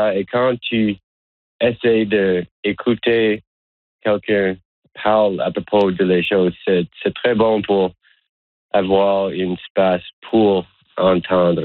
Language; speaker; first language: French; non-native, learner; English